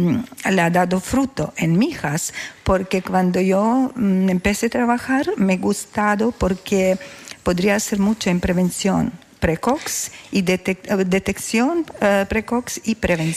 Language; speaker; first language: Spanish; non-native, learner; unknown